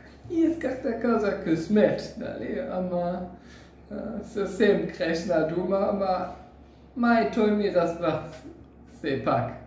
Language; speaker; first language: Bulgarian; non-native, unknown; German